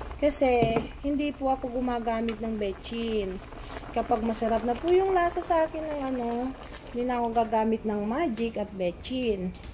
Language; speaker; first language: Filipino; non-native, local second language; Iloko